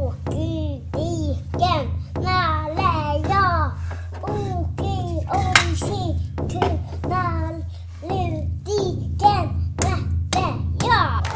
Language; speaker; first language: Japanese; early bilingual, heritage; Japanese